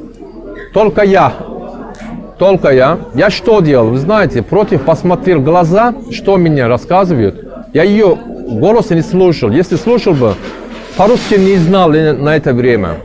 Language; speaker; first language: Russian; non-native, learner; Turkish